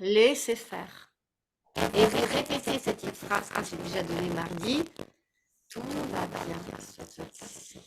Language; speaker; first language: French; native; French